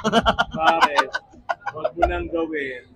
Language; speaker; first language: Filipino; native; Filipino